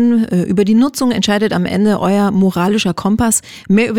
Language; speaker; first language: German; native; German